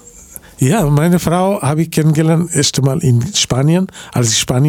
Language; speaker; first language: German; non-native, learner; Bangla